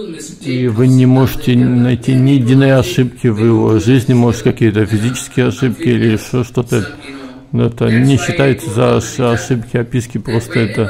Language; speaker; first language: Russian; native; Russian